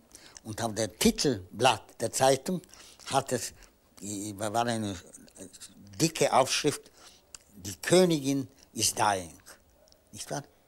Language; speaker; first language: German; non-native, fluent; Polish